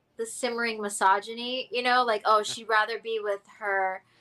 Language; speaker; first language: English; early bilingual, other home language; Hindi